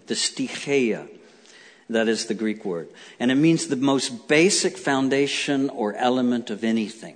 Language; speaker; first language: English; native; English